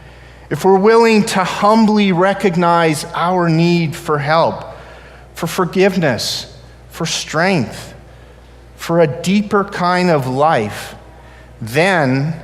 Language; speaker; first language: English; native; English